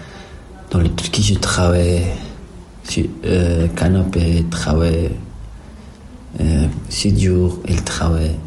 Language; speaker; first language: French; non-native, learner; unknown